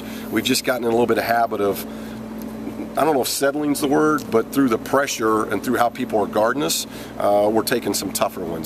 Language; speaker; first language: English; native; English